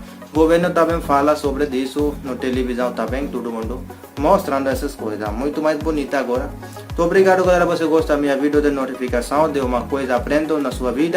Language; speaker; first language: Portuguese; non-native, learner; Hindi